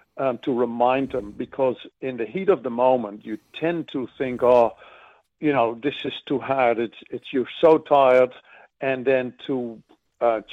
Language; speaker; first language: English; non-native, fluent; Dutch